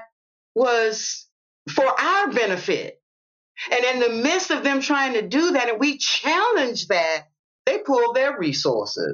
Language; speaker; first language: English; native; English